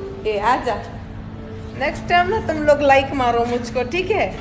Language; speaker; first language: Hindi; non-native, local second language; Pashto